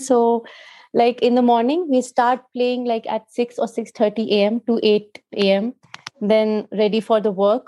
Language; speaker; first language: English; non-native, local second language; Hindi